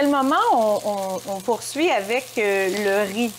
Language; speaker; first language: French; native; French